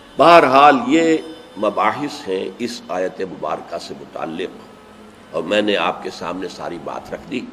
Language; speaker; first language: Urdu; native; Urdu